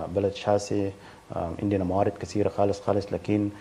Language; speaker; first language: Arabic; native; Arabic